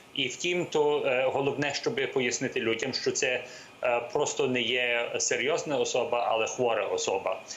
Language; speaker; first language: Ukrainian; early bilingual, heritage; English